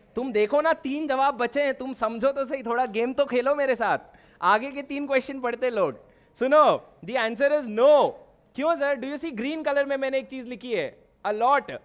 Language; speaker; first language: Hindi; non-native, local second language; Odia